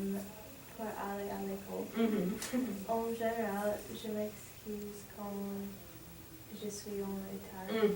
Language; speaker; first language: French; non-native, learner; English